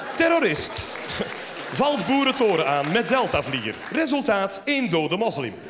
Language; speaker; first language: Dutch; native; Dutch